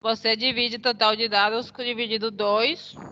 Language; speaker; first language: Portuguese; non-native, fluent; Spanish